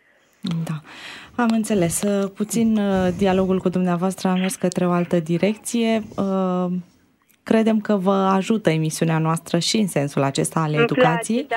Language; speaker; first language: Romanian; native; Romanian